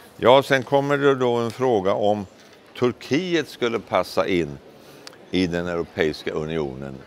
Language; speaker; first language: Swedish; native; Swedish